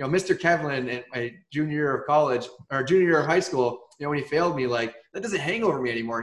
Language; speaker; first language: English; native; English